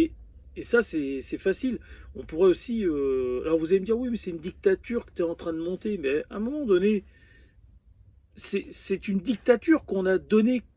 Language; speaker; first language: French; native; French